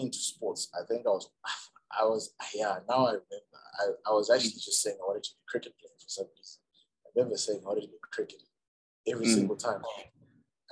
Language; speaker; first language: English; non-native, local second language; Shona